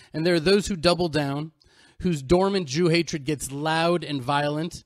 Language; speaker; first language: English; native; English